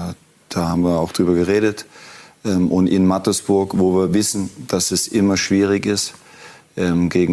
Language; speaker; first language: German; native; German